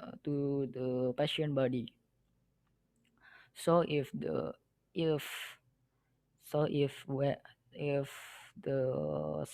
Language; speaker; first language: English; non-native, learner; Indonesian